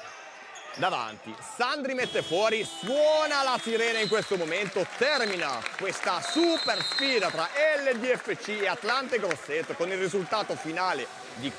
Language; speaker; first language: Italian; native; Italian